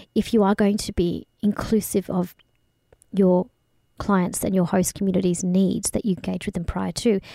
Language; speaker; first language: English; early bilingual, other home language; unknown